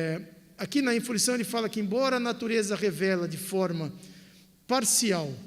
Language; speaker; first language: Portuguese; native; Portuguese